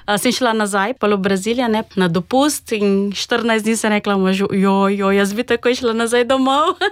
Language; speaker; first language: Slovenian; non-native, fluent; Portuguese